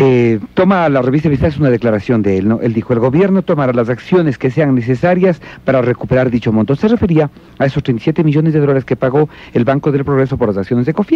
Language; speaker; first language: Spanish; native; Spanish